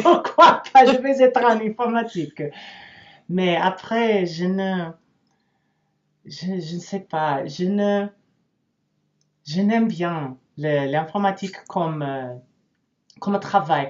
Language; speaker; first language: French; non-native, learner; English